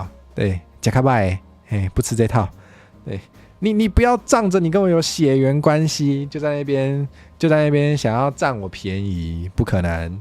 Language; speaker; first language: Chinese; native; Chinese